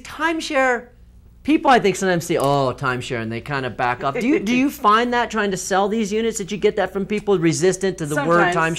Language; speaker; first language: English; native; English